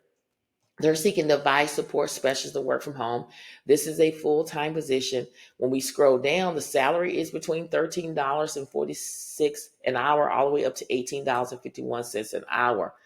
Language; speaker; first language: English; native; English